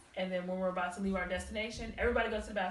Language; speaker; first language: English; native; English